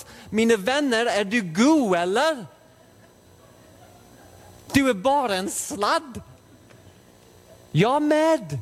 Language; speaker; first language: Swedish; non-native, fluent; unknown